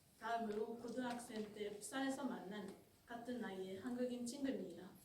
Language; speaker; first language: Korean; non-native, fluent; Japanese